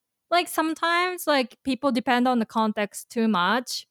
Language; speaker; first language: English; non-native, fluent; Japanese